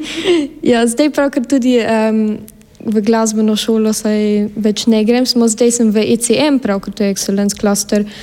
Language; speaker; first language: Slovenian; early bilingual, heritage; German